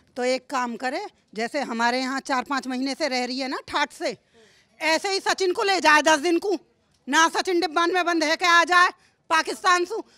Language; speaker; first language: Hindi; native; Hindi